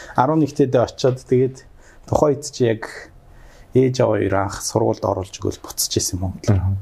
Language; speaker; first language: Mongolian; early bilingual, heritage; Mongolian